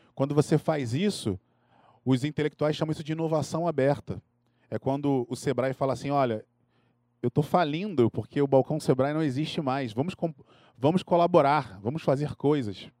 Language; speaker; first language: Portuguese; native; Portuguese